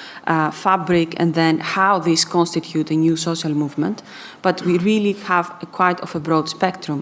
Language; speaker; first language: English; non-native, fluent; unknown